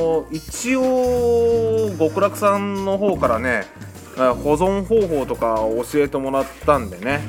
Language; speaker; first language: Japanese; native; Japanese